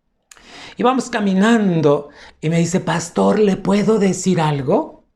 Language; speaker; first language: Spanish; native; Spanish